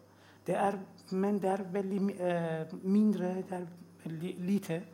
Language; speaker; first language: Swedish; non-native, learner; Persian